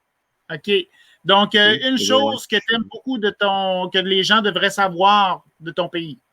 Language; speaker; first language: French; native; French